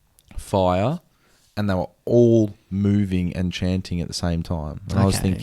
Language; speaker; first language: English; native; English